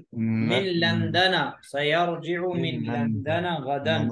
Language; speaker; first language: Arabic; non-native, fluent; Urdu